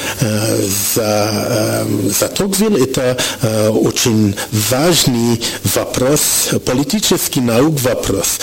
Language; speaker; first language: Russian; non-native, learner; French